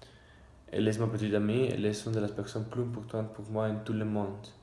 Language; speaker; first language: French; non-native, learner; Spanish